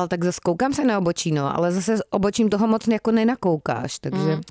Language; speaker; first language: Czech; native; Czech